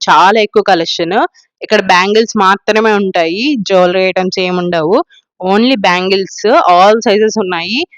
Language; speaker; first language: Telugu; non-native, local second language; Tamil